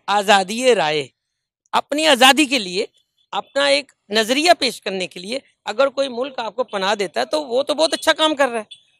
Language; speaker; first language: Hindi; native; Hindi